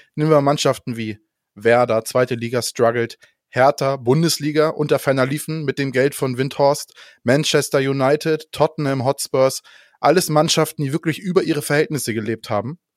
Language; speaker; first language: German; non-native, fluent; Danish